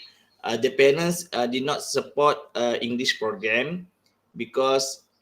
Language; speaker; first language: English; non-native, local second language; Malay